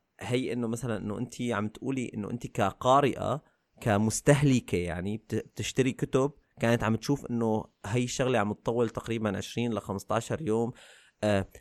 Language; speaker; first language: Arabic; native; Arabic